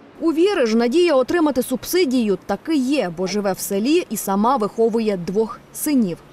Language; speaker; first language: Ukrainian; native; Ukrainian